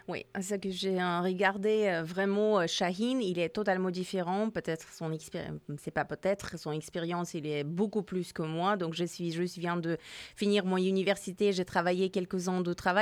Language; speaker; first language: French; non-native, fluent; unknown